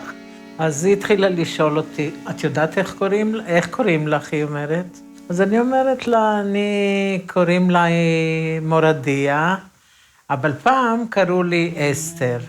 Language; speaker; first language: Hebrew; early bilingual, other home language; Romany